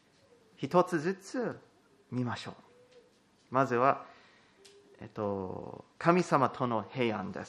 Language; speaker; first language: Japanese; non-native, fluent; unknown